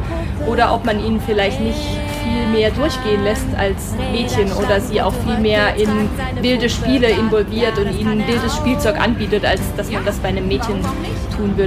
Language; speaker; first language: German; native; German